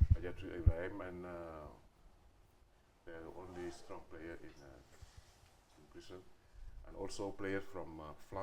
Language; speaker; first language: English; non-native, learner; Wolof